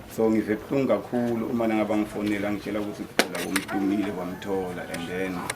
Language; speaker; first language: Zulu; non-native, local second language; Swati